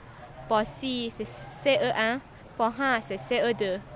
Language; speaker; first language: French; non-native, learner; Lao